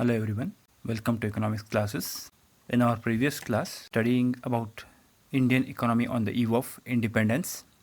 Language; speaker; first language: English; non-native, local second language; Kannada